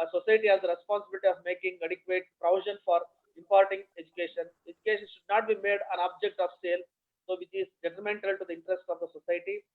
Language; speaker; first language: English; non-native, local second language; Kannada